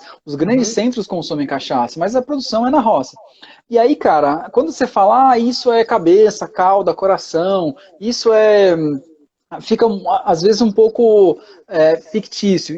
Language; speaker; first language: Portuguese; native; Portuguese